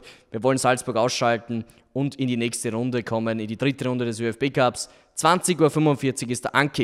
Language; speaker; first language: German; native; German